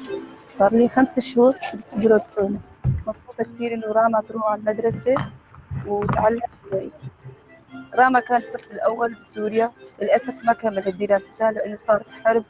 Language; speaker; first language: Arabic; native; Arabic